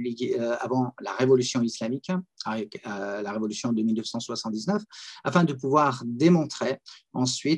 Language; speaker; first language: French; non-native, fluent; Persian